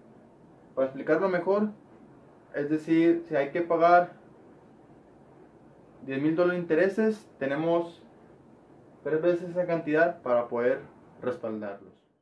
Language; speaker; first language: Spanish; native; Spanish